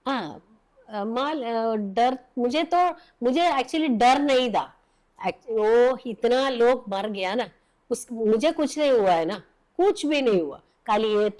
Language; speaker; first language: Hindi; non-native, local second language; Malayalam